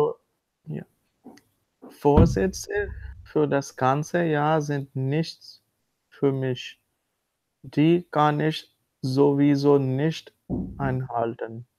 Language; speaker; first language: German; non-native, learner; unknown